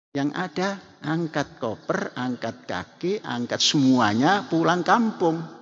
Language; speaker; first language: Indonesian; non-native, local second language; Javanese